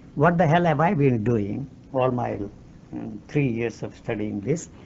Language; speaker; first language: English; non-native, local second language; Telugu